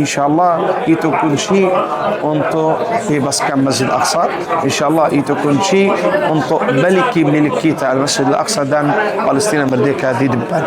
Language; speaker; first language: Indonesian; non-native, learner; Arabic